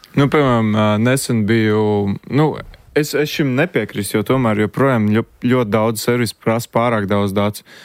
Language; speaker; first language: Latvian; native; Latvian